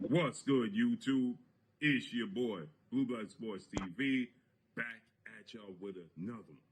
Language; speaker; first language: English; native; English